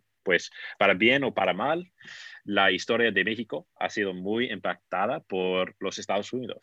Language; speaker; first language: Spanish; non-native, fluent; English